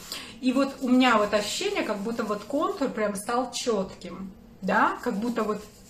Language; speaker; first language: Russian; native; Russian